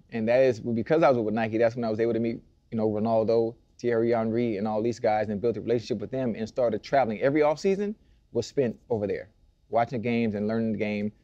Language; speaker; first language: English; native; English